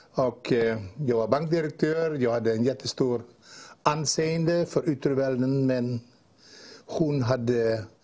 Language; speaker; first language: Swedish; non-native, fluent; Dutch